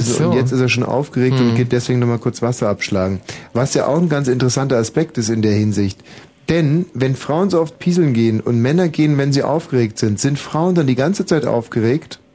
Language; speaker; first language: German; native; German